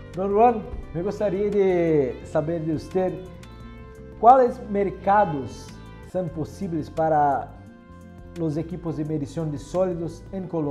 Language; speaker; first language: Spanish; non-native, fluent; Portuguese